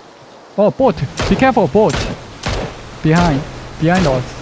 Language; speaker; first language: English; non-native, learner; Korean